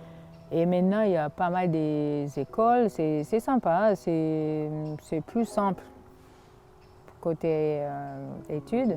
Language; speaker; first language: French; non-native, fluent; Swahili